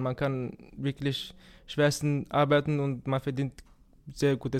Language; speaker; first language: German; non-native, fluent; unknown